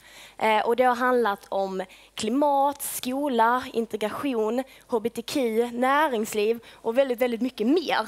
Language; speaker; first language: Swedish; native; Swedish